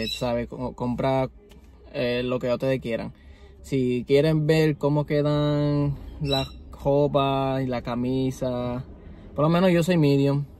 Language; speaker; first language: Spanish; native; Spanish